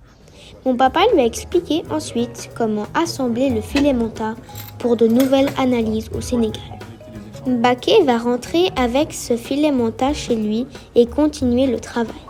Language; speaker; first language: French; native; French